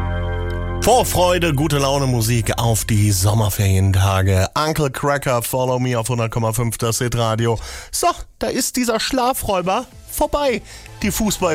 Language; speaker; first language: German; native; German